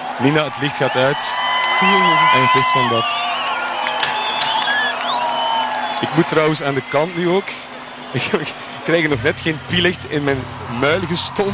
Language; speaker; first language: Dutch; native; Dutch